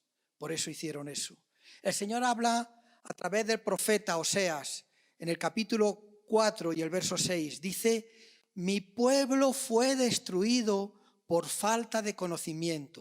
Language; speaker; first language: Spanish; native; Spanish